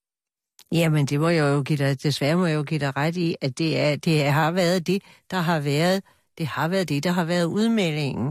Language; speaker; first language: Danish; native; Danish